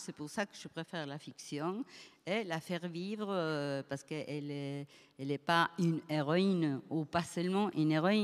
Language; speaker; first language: French; non-native, fluent; Spanish